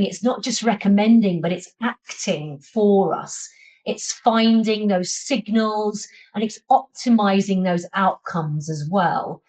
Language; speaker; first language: English; native; English